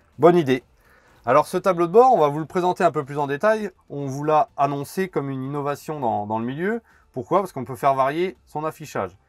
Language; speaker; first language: French; native; French